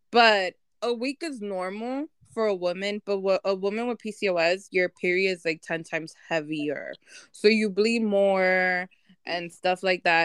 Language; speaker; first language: English; early bilingual, other home language; Spanish